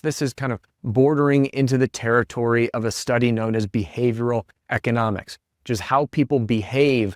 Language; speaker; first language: English; native; English